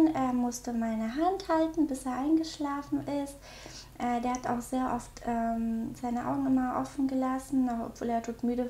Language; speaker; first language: German; native; German